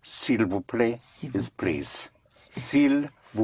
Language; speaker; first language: French; non-native, fluent; English